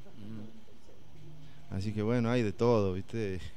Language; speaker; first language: Spanish; native; Spanish